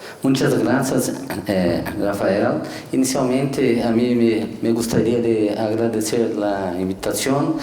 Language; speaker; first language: Spanish; non-native, fluent; Portuguese